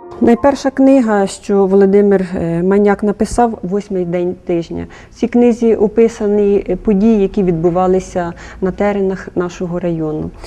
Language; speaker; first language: Ukrainian; native; Ukrainian